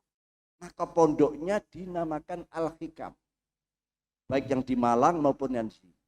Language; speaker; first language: Indonesian; native; Indonesian